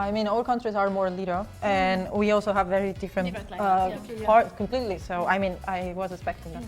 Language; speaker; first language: English; non-native, fluent; Spanish